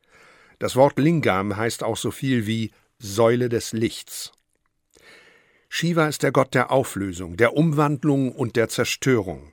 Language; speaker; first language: German; native; German